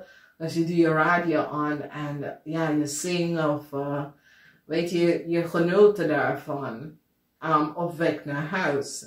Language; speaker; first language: Dutch; non-native, fluent; English